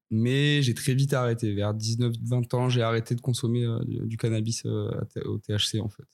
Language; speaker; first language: French; native; French